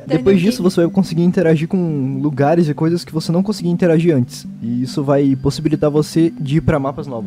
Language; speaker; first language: Portuguese; native; Portuguese